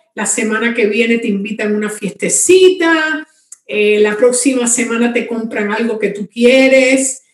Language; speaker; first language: Spanish; native; Spanish